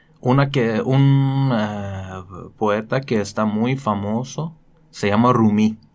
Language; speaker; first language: Spanish; non-native, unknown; Persian